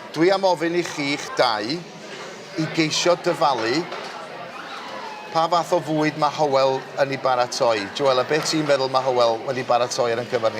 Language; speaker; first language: Welsh; native; Welsh